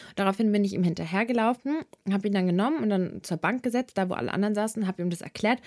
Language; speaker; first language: German; early bilingual, other home language; Serbian